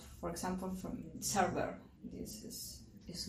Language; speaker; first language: English; non-native, learner; Spanish